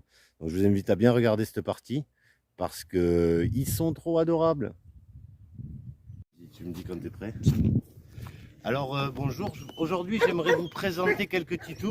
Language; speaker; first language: French; native; French